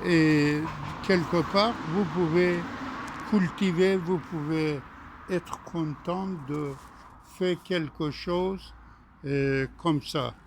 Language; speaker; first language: French; non-native, fluent; Persian